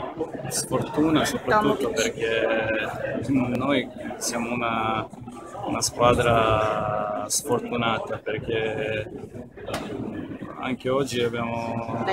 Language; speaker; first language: Italian; non-native, fluent; Serbian